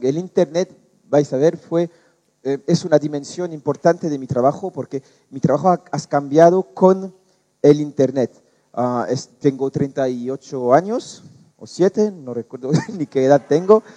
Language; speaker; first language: Spanish; non-native, learner; French